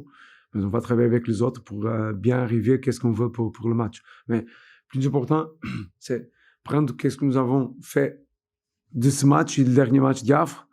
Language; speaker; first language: French; non-native, fluent; Portuguese